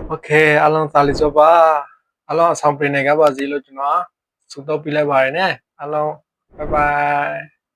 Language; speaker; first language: Burmese; native; Burmese